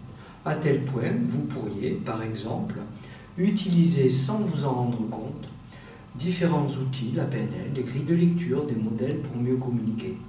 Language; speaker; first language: French; native; French